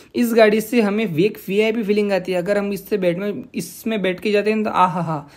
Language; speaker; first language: Hindi; non-native, local second language; Marathi